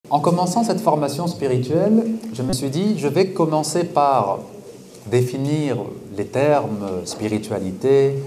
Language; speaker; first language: French; native; French